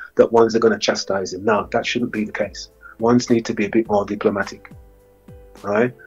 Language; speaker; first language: English; native; English